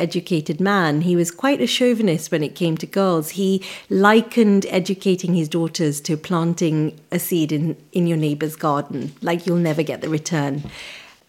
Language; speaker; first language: English; early bilingual, other home language; Punjabi